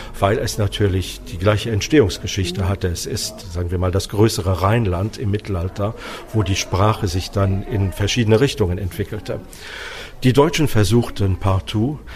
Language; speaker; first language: German; non-native, local second language; Luxembourgish